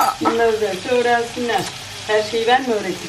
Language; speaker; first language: Turkish; native; Turkish